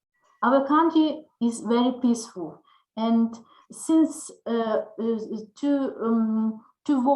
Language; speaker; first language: English; non-native, learner; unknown